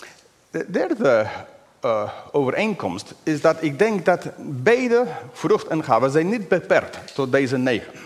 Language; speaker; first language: Dutch; non-native, fluent; English